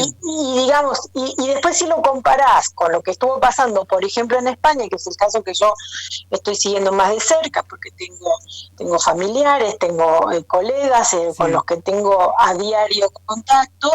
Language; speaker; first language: Spanish; native; Spanish